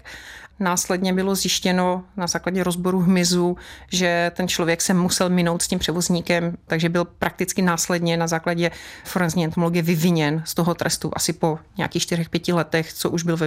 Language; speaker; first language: Czech; native; Czech